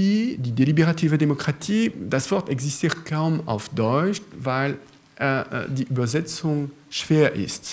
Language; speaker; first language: German; non-native, fluent; French